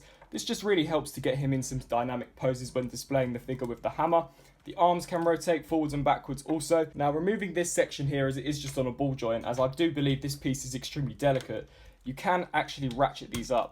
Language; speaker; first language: English; native; English